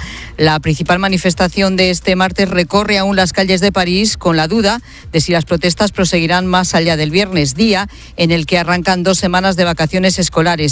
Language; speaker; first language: Spanish; native; Spanish